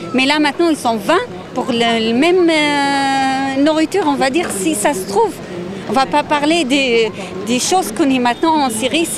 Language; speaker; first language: French; non-native, fluent; Arabic